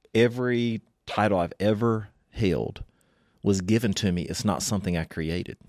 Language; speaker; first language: English; native; English